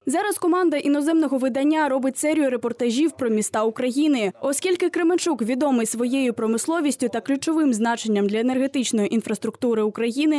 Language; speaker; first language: Ukrainian; native; Ukrainian